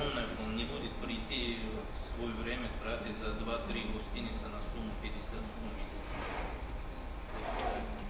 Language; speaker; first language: Russian; non-native, fluent; Turkish